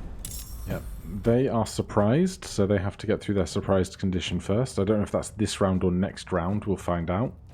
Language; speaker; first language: English; native; English